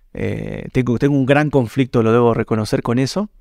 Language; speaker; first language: Spanish; native; Spanish